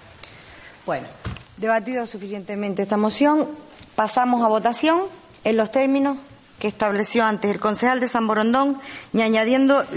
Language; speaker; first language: Spanish; native; Spanish